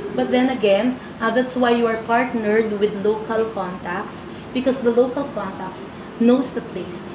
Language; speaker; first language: English; non-native, local second language; Filipino